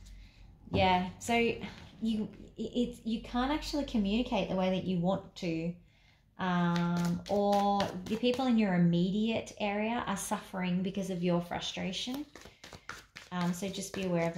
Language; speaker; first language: English; native; English